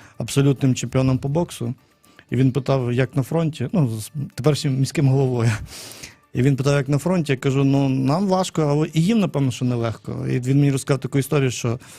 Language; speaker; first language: Ukrainian; native; Ukrainian